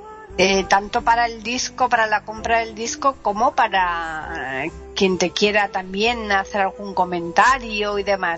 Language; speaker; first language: Spanish; native; Spanish